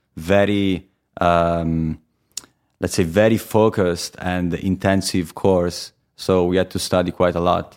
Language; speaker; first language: English; non-native, fluent; Italian